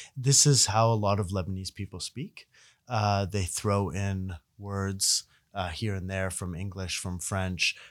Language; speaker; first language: English; native; English